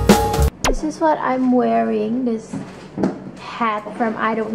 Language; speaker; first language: English; non-native, local second language; Indonesian